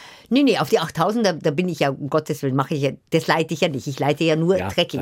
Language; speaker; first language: German; native; German